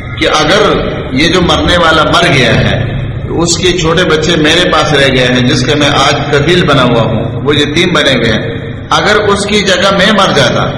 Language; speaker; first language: Urdu; non-native, local second language; Pashto